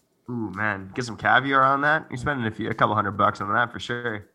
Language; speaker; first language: English; native; English